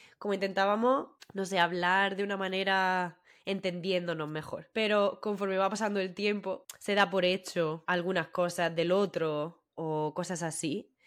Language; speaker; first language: Spanish; native; Spanish